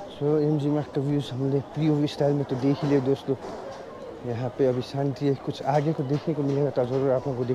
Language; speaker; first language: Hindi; non-native, local second language; Nepali